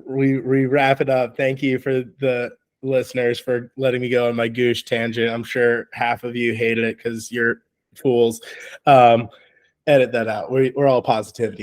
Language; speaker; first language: English; native; English